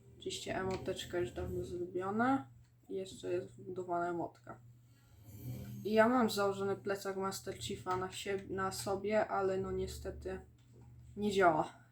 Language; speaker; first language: Polish; native; Polish